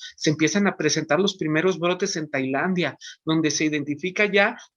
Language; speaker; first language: Spanish; native; Spanish